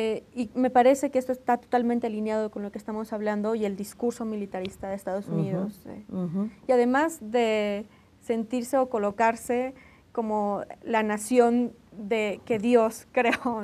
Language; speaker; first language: Spanish; native; Spanish